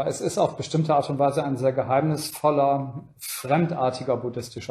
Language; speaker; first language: German; native; German